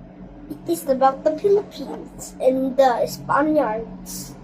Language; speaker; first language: English; non-native, learner; Filipino